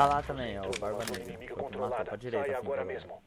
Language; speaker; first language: Portuguese; native; Portuguese